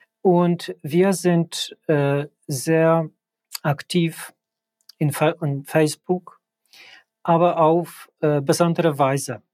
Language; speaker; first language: German; non-native, fluent; Polish